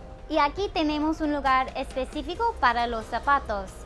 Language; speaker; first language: Spanish; non-native, fluent; English